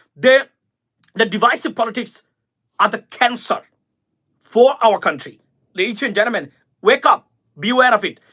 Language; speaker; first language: English; non-native, local second language; Bangla